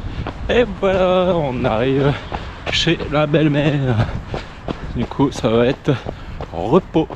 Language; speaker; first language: French; native; French